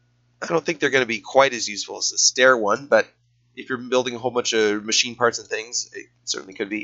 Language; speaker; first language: English; native; English